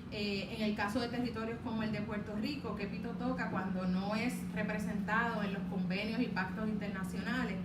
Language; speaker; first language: Spanish; native; Spanish